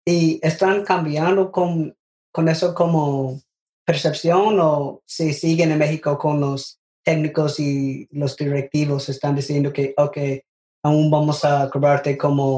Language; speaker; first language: Spanish; non-native, learner; English